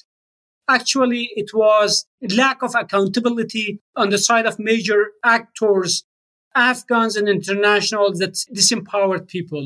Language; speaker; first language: English; non-native, fluent; Persian